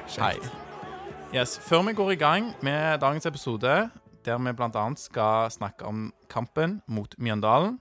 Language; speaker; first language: Norwegian; native; Norwegian